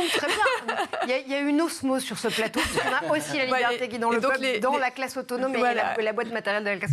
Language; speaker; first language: French; native; French